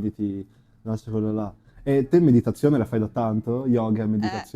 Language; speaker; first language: Italian; native; Italian